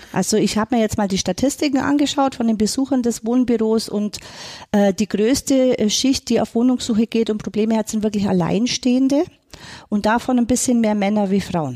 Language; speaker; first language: German; native; German